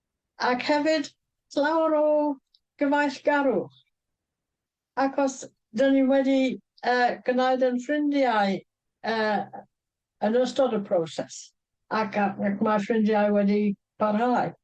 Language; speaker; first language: Welsh; non-native, fluent; English